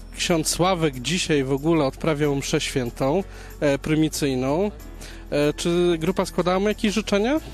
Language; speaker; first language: Polish; native; Polish